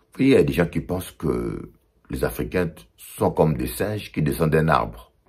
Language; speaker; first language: French; non-native, local second language; Lingala